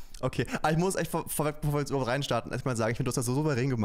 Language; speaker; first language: German; native; German